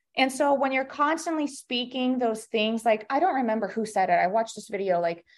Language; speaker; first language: English; early bilingual, other home language; Russian